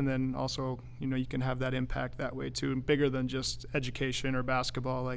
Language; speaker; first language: English; native; English